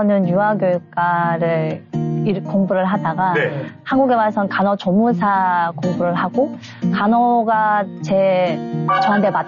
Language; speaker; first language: Korean; native; Korean